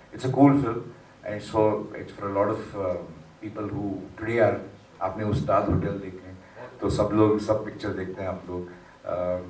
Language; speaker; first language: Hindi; non-native, local second language; Tamil